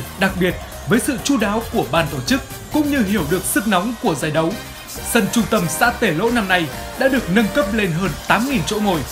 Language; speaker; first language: Vietnamese; native; Vietnamese